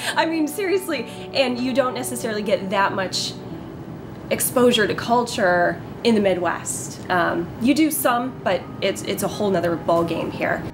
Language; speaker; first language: English; native; English